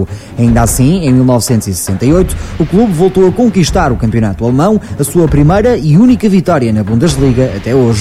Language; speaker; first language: Portuguese; native; Portuguese